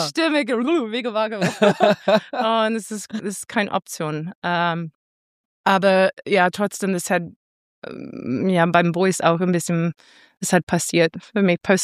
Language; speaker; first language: German; non-native, fluent; English